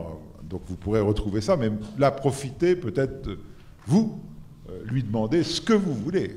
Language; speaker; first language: French; native; French